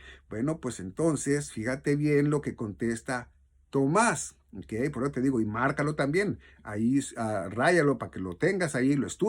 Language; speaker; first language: Spanish; native; Spanish